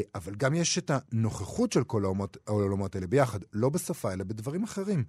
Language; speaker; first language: Hebrew; native; Hebrew